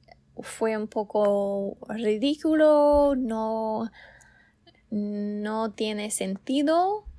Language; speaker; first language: Spanish; non-native, learner; English